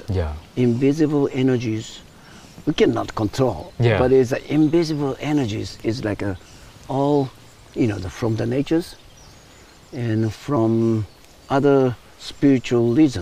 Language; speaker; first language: English; non-native, learner; Japanese